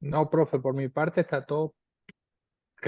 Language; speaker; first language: Spanish; native; Spanish